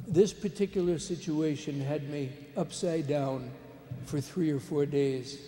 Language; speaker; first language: English; native; English